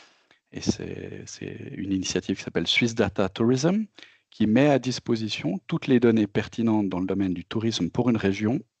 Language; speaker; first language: French; native; French